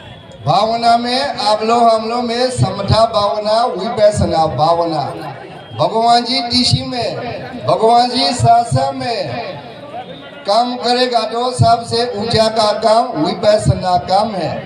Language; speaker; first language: Hindi; non-native, learner; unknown